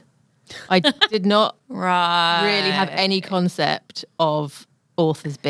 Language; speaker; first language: English; native; English